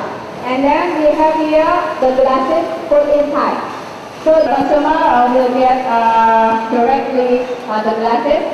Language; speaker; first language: English; non-native, local second language; Indonesian